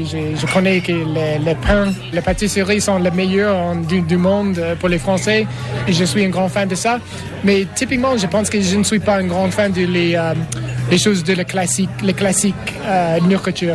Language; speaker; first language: French; non-native, learner; English